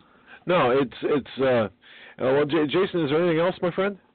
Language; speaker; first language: English; native; English